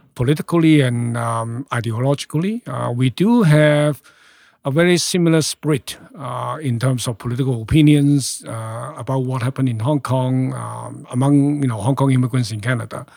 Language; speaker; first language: English; non-native, local second language; Cantonese